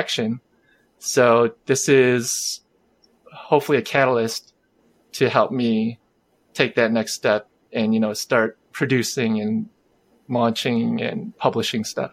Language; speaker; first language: English; native; English